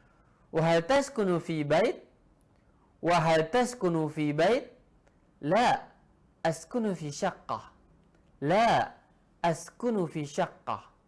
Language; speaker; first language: Arabic; non-native, fluent; Indonesian